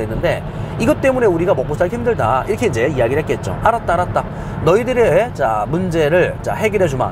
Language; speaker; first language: Korean; native; Korean